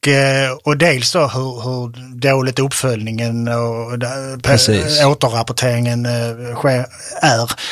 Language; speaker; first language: Swedish; native; Swedish